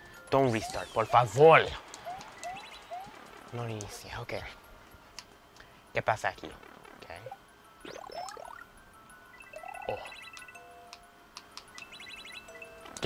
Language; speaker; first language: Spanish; non-native, learner; English